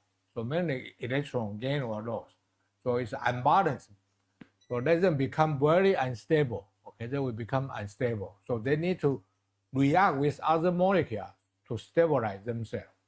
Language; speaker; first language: English; non-native, fluent; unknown